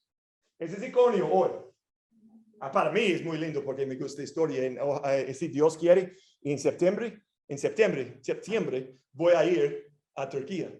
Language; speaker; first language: Spanish; non-native, fluent; English